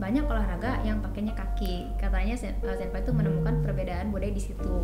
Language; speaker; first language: Indonesian; native; Indonesian